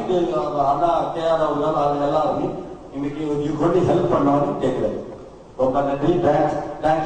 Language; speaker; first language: Tamil; non-native, local second language; Telugu